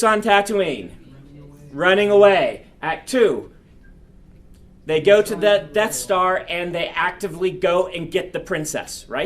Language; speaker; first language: English; native; English